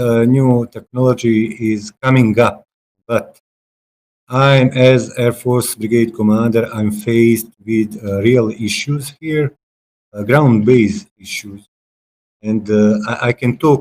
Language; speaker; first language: English; non-native, fluent; Bosnian